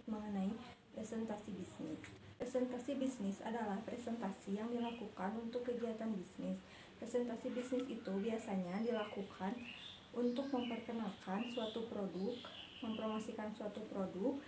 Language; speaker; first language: Indonesian; native; Indonesian